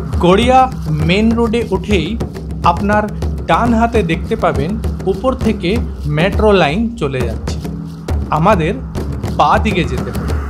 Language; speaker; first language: Bangla; non-native, fluent; Hindi